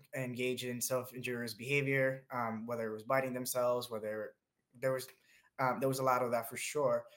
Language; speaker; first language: English; early bilingual, other home language; Spanish